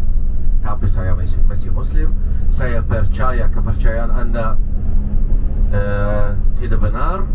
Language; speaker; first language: Indonesian; non-native, fluent; Arabic